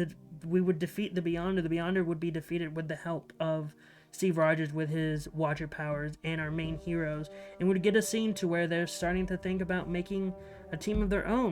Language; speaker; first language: English; native; English